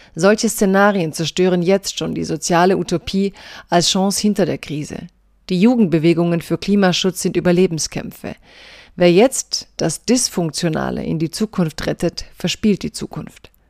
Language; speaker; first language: German; early bilingual, other home language; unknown